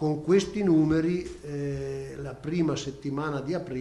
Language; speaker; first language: Italian; native; Italian